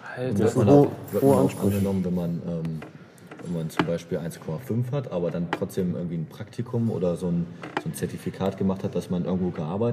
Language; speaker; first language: German; native; German